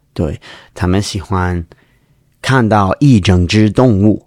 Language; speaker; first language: Chinese; non-native, learner; English